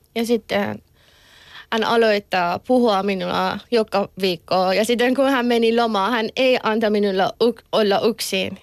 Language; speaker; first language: Finnish; non-native, learner; Persian